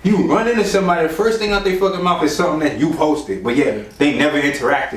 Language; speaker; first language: English; native; English